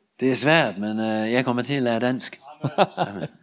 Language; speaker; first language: Danish; non-native, learner; Russian